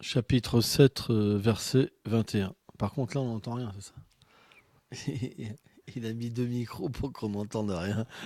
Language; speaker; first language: French; native; French